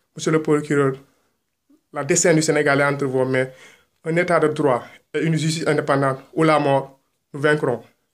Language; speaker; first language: French; non-native, local second language; Wolof